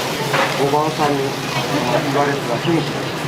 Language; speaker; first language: Japanese; native; Japanese